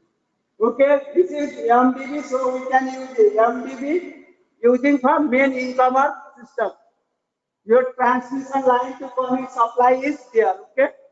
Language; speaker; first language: English; non-native, learner; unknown